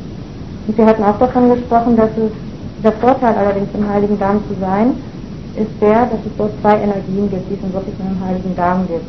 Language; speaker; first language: German; native; German